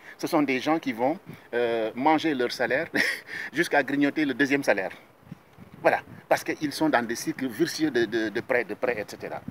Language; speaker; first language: French; non-native, local second language; Wolof